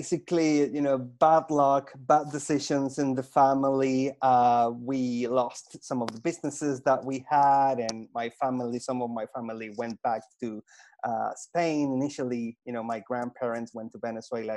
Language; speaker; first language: English; non-native, fluent; Spanish